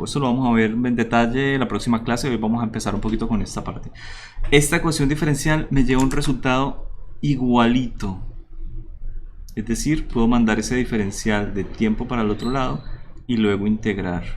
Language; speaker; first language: Spanish; native; Spanish